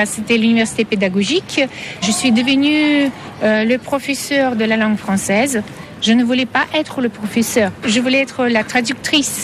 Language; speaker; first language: French; non-native, fluent; Russian